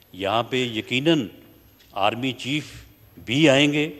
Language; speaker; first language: Urdu; native; Urdu